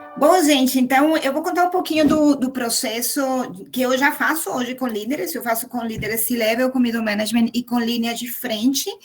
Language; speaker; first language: Portuguese; non-native, fluent; Spanish